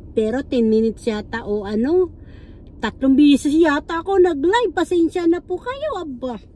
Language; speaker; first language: Filipino; native; Filipino